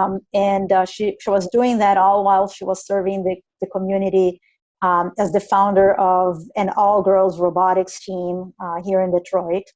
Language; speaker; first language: English; non-native, fluent; Spanish